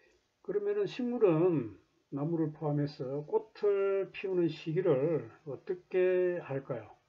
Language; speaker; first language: Korean; native; Korean